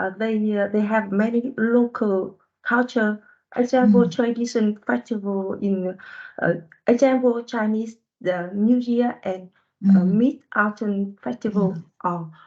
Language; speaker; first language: English; non-native, learner; Vietnamese